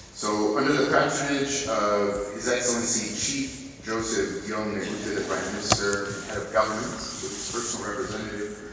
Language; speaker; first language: English; native; English